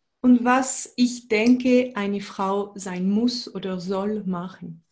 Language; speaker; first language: German; non-native, fluent; French